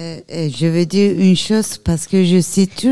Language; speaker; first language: French; non-native, learner; Turkish